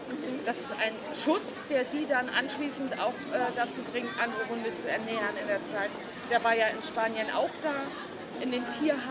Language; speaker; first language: German; native; German